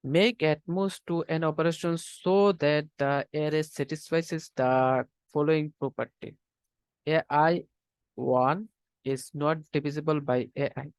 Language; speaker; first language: English; non-native, local second language; Bangla